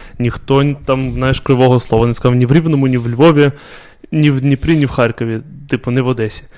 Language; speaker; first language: Ukrainian; non-native, local second language; Russian